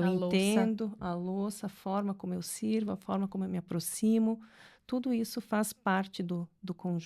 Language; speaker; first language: Portuguese; native; Portuguese